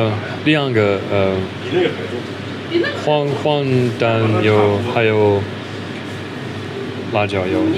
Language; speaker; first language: Chinese; non-native, learner; English